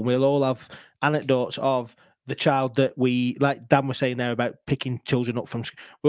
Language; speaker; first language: English; native; English